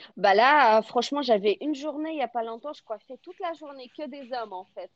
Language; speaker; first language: French; non-native, fluent; Russian